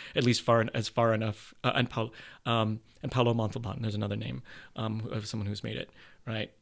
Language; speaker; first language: English; native; English